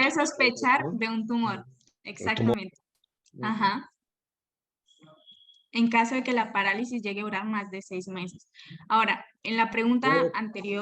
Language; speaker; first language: Spanish; native; Spanish